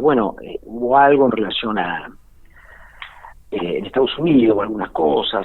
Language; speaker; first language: Spanish; native; Spanish